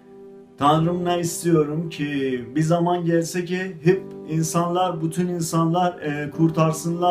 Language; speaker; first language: Turkish; non-native, learner; Azerbaijani